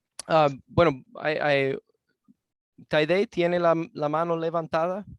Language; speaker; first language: Spanish; non-native, fluent; English